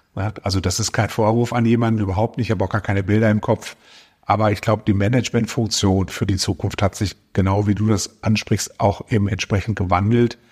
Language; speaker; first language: German; native; German